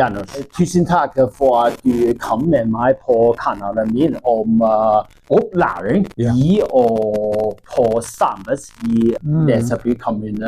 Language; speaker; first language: Norwegian; non-native, learner; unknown